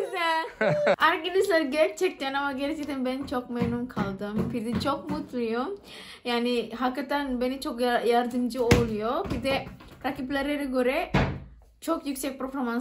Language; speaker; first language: Turkish; non-native, learner; Indonesian